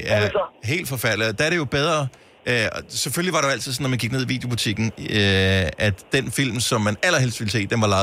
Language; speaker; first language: Danish; native; Danish